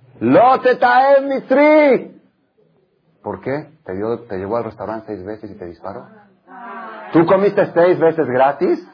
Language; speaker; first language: Spanish; non-native, fluent; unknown